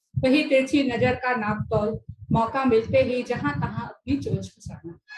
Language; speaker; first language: Hindi; non-native, local second language; Marathi